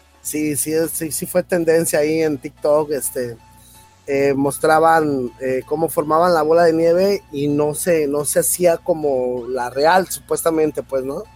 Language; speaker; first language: Spanish; native; Spanish